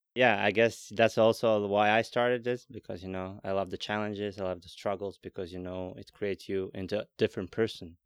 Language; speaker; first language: English; non-native, fluent; Latvian